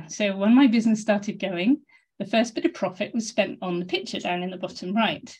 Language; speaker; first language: English; native; English